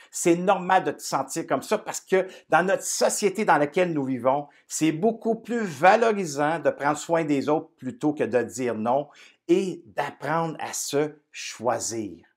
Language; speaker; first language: French; native; French